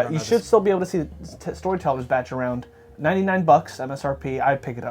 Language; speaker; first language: English; native; English